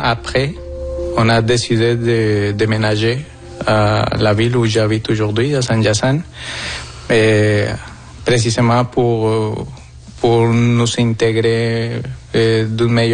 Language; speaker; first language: French; non-native, fluent; Spanish